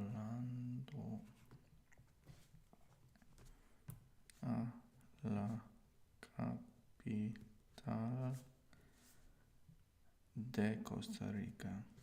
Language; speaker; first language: Spanish; non-native, learner; English